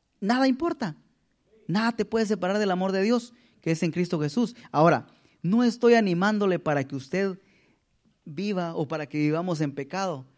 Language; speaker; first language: Spanish; native; Spanish